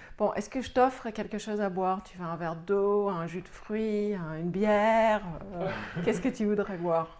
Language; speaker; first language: French; non-native, fluent; English